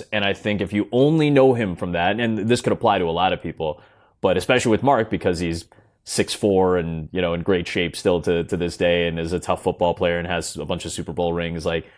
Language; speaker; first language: English; native; English